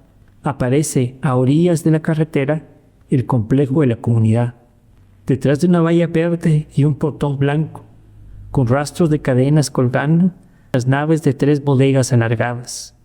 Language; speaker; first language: Spanish; native; Spanish